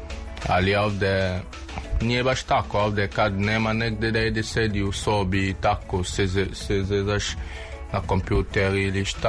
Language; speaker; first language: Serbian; non-native, fluent; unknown